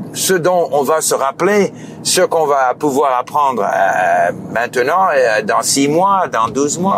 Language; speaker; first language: French; non-native, fluent; English